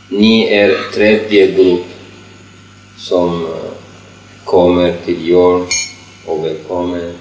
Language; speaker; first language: Swedish; non-native, learner; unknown